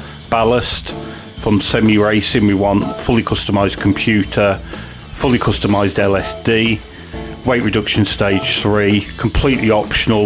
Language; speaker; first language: English; native; English